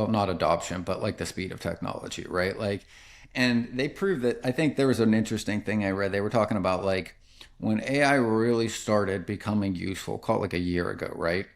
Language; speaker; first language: English; native; English